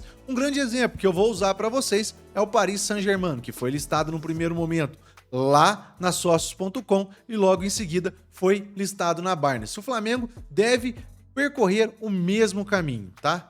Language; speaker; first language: Portuguese; native; Portuguese